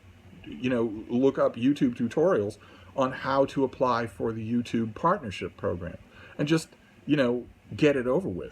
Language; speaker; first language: English; native; English